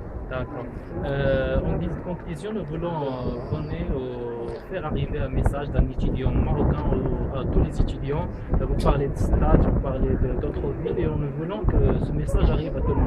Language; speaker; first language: French; non-native, local second language; Arabic